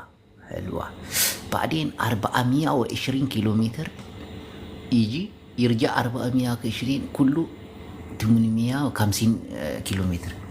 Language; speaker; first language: Arabic; non-native, learner; Amharic